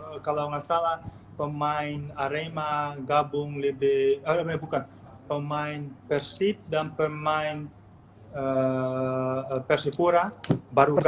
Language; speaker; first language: Indonesian; non-native, fluent; Dutch